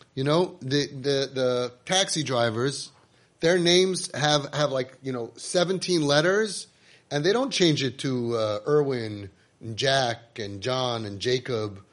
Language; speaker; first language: English; native; English